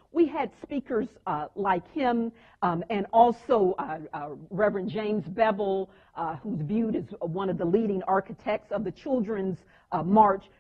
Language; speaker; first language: English; native; English